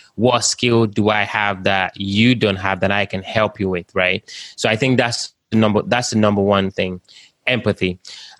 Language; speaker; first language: English; non-native, local second language; Yoruba